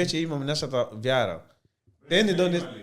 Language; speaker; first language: Bulgarian; non-native, learner; Portuguese